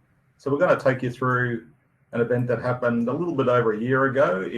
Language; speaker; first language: English; native; English